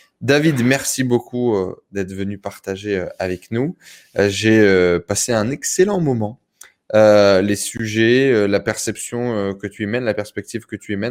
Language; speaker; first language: French; native; French